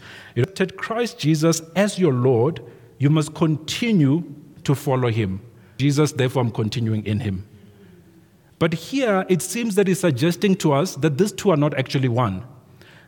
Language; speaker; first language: English; non-native, local second language; Venda